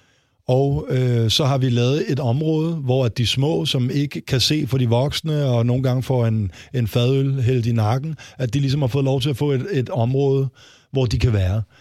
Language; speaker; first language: Danish; native; Danish